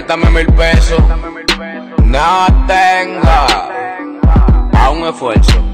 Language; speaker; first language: Spanish; native; Spanish